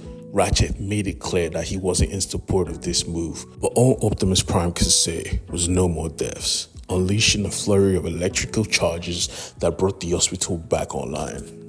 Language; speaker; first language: English; native; English